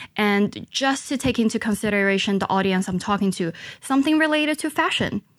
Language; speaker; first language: English; non-native, local second language; Chinese